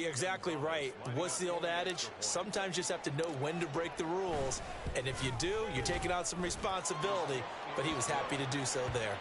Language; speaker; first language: English; native; English